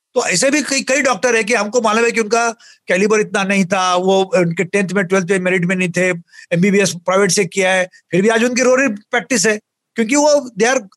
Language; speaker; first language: Hindi; native; Hindi